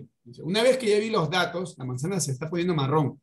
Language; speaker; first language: Spanish; native; Spanish